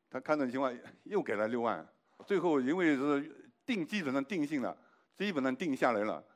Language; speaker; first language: Chinese; native; Chinese